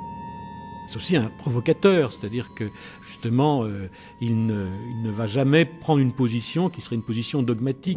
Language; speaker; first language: French; native; French